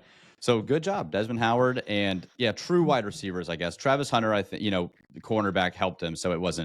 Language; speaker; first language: English; native; English